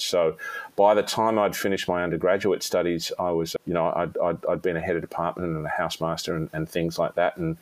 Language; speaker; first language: English; native; English